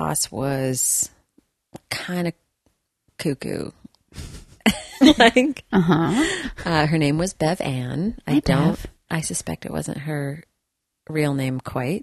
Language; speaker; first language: English; native; English